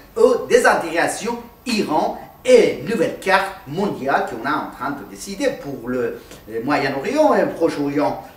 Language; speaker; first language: French; non-native, fluent; Persian